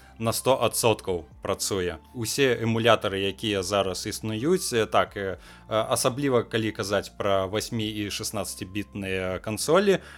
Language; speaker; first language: Belarusian; non-native, local second language; Russian